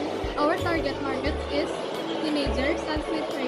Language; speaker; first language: English; non-native, learner; Indonesian